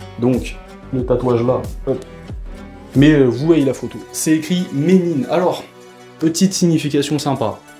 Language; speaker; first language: French; early bilingual, other home language; Portuguese